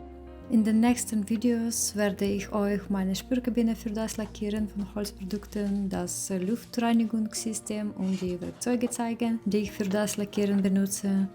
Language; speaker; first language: German; non-native, learner; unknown